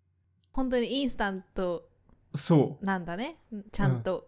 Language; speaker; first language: Japanese; native; Japanese